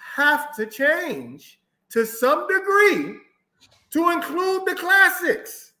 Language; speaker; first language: English; native; English